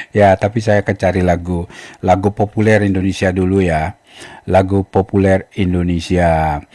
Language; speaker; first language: Indonesian; native; Indonesian